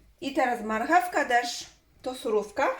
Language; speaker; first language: Polish; non-native, learner; Chinese